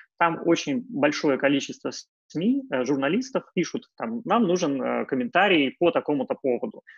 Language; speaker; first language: Russian; native; Russian